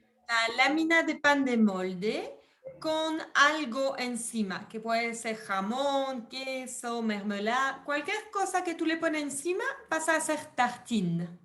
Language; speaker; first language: Spanish; native; Spanish